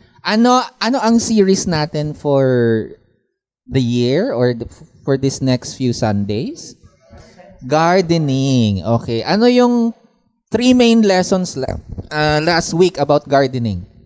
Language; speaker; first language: English; non-native, local second language; Filipino